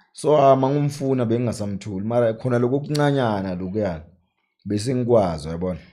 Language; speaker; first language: Zulu; non-native, fluent; Tsonga